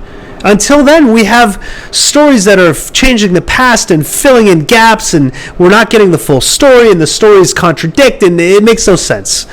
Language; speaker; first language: English; native; English